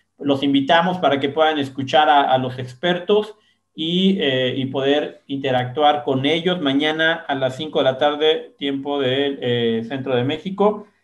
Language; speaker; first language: Spanish; native; Spanish